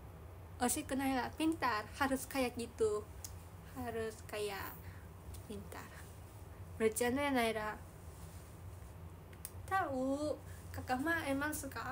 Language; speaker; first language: Indonesian; non-native, learner; Japanese